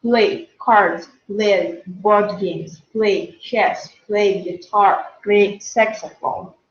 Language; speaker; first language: English; non-native, fluent; Russian